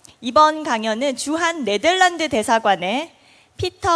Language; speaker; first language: Korean; native; Korean